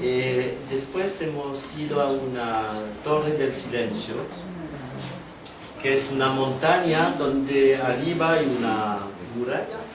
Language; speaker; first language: Spanish; non-native, fluent; French